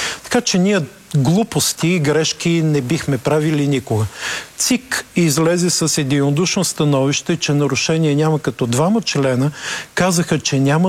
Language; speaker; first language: Bulgarian; native; Bulgarian